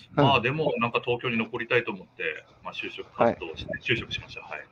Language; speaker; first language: Japanese; native; Japanese